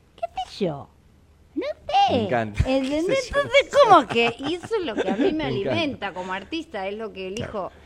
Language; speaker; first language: Spanish; native; Spanish